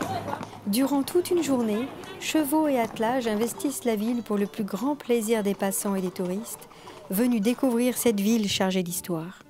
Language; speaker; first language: French; native; French